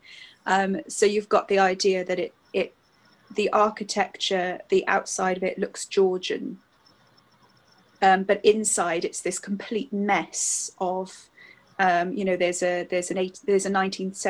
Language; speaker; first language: English; native; English